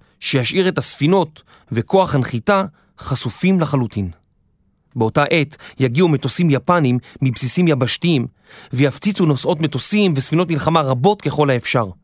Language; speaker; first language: Hebrew; native; Hebrew